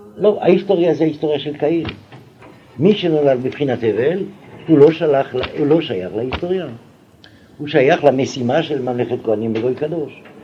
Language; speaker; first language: Hebrew; non-native, fluent; French